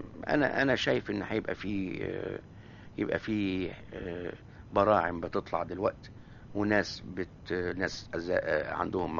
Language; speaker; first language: Arabic; native; Arabic